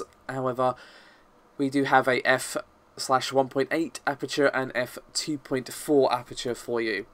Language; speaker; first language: English; native; English